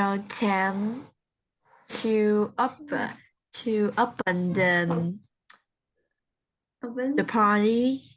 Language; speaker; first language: English; non-native, learner; Vietnamese